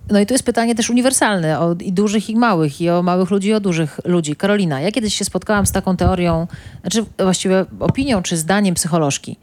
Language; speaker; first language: Polish; native; Polish